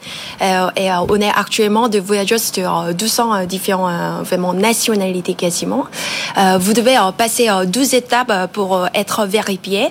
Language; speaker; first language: French; non-native, learner; Korean